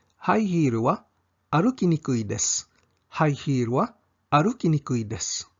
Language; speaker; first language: Japanese; non-native, fluent; English